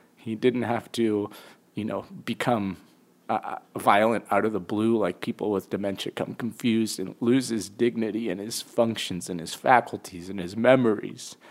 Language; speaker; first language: English; early bilingual, other home language; Spanish